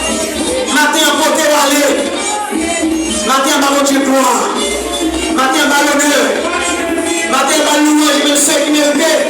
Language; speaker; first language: French; non-native, local second language; Haitian Creole